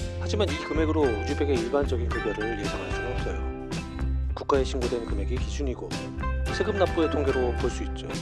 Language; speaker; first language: Korean; native; Korean